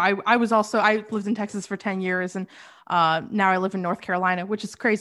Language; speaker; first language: English; native; English